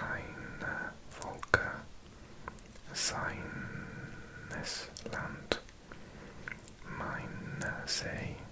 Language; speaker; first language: German; non-native, learner; English